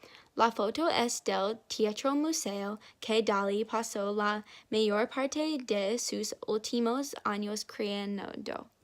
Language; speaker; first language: Spanish; non-native, learner; English